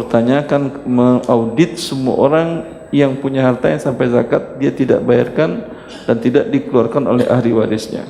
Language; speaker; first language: Indonesian; native; Indonesian